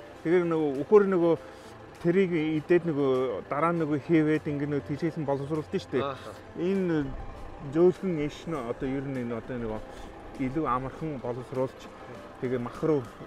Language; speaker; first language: Mongolian; non-native, fluent; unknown